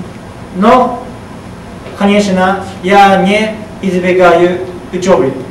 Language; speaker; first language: Russian; non-native, learner; Japanese